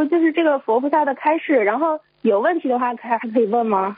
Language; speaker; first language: Chinese; native; Chinese